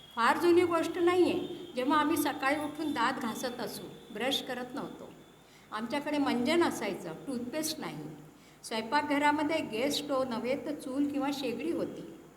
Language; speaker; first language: Marathi; early bilingual, heritage; Marathi